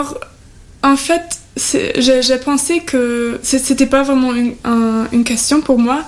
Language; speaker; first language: French; non-native, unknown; German